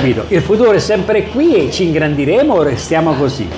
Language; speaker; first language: Italian; native; Italian